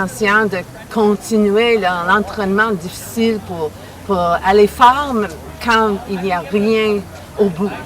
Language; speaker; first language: French; non-native, learner; English